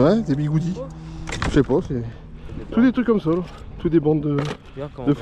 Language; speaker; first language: French; native; French